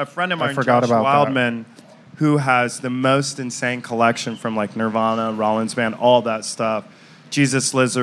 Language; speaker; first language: English; native; English